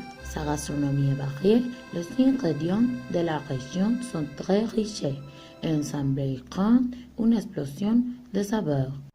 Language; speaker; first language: French; non-native, learner; Spanish